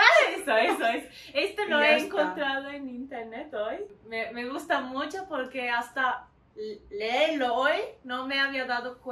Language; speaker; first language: Spanish; non-native, learner; Turkish